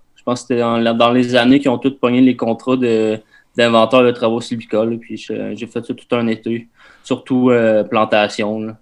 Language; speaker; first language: French; native; French